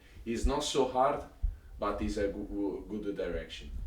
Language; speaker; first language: English; non-native, learner; Italian